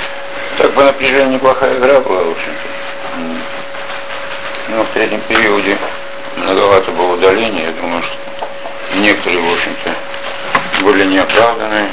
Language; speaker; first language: Russian; native; Russian